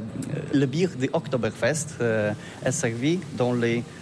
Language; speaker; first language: French; non-native, learner; Polish